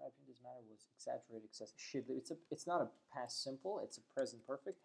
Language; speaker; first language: English; non-native, fluent; Azerbaijani